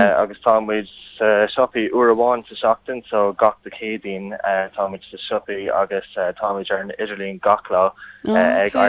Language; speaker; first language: Irish; non-native, learner; English